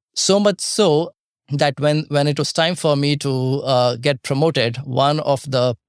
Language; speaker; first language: English; non-native, local second language; Marathi